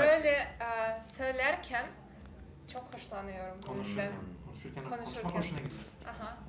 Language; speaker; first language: Turkish; non-native, learner; Russian